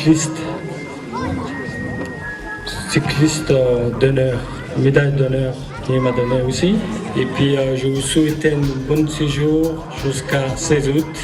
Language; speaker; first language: French; non-native, learner; Mongolian